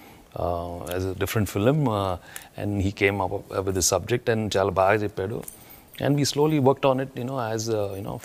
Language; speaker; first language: Telugu; native; Telugu